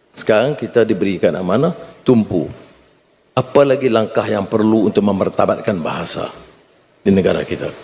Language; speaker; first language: Malay; native; Malay